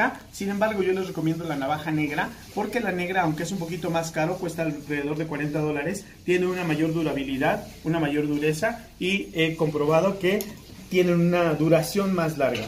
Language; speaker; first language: Spanish; native; Spanish